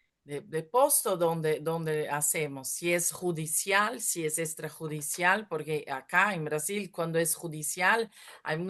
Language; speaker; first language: Spanish; non-native, fluent; Portuguese